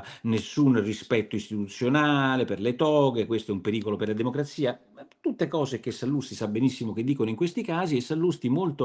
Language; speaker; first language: Italian; native; Italian